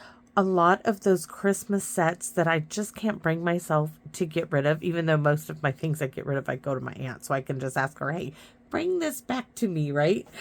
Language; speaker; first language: English; native; English